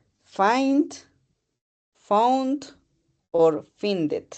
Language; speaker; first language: English; non-native, learner; Spanish